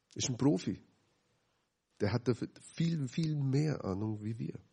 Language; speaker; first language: German; native; German